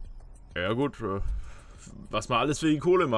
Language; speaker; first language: German; native; German